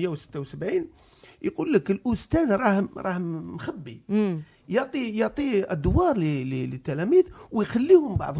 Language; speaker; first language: Arabic; native; Arabic